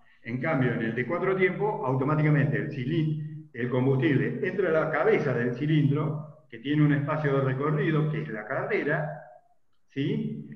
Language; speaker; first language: Spanish; native; Spanish